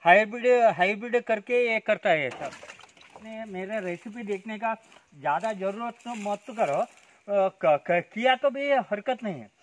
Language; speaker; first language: Hindi; non-native, local second language; Kannada